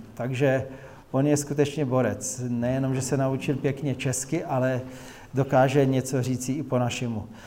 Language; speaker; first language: Czech; non-native, local second language; Polish